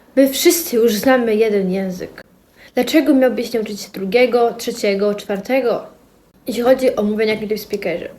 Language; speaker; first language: Polish; native; Polish